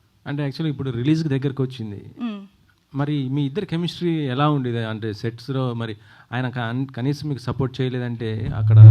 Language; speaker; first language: Telugu; native; Telugu